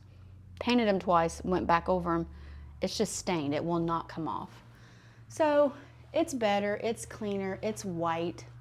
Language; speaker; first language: English; native; English